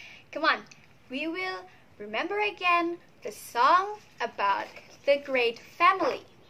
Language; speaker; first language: English; non-native, fluent; Indonesian